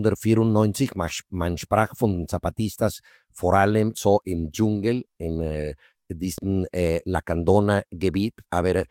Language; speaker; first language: German; non-native, fluent; Spanish